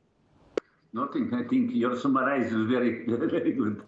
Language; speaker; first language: English; non-native, learner; Serbian